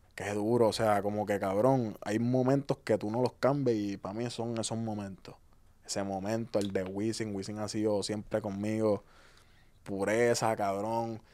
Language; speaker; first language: Spanish; native; Spanish